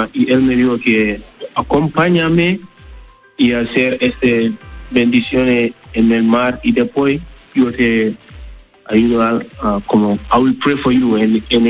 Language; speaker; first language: Spanish; non-native, learner; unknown